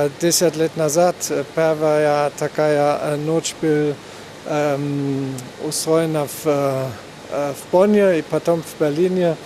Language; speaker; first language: Russian; non-native, learner; German